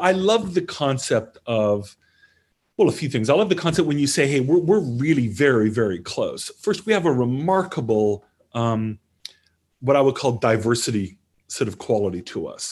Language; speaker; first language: English; native; English